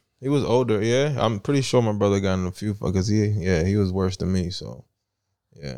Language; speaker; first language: English; early bilingual, other home language; Italian